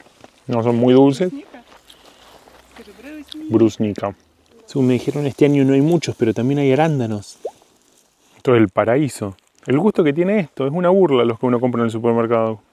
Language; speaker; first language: Spanish; native; Spanish